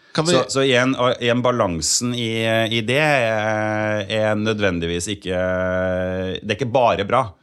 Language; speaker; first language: Norwegian; native; Norwegian